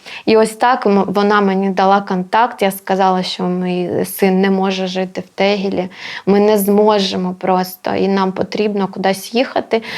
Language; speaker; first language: Ukrainian; non-native, local second language; Russian